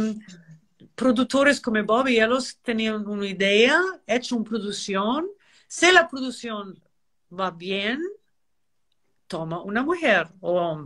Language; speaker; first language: Spanish; non-native, learner; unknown